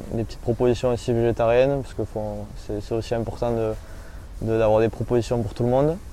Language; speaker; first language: French; native; French